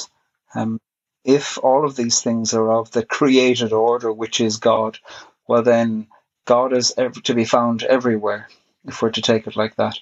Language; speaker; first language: English; native; English